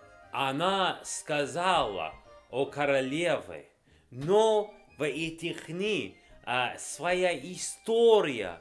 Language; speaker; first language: Russian; non-native, learner; English